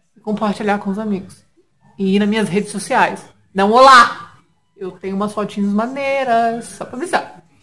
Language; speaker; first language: Portuguese; native; Portuguese